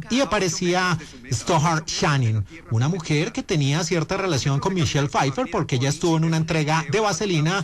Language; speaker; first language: Spanish; native; Spanish